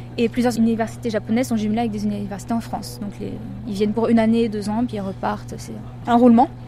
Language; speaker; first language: French; native; French